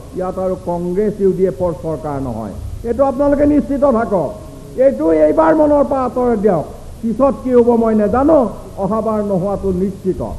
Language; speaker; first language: Assamese; native; Assamese